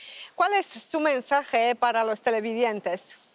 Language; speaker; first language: Spanish; non-native, learner; Romanian